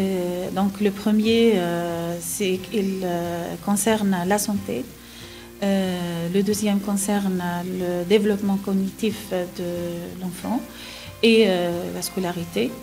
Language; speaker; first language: French; non-native, local second language; Arabic